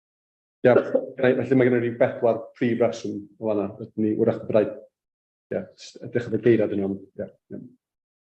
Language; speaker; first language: Welsh; native; Welsh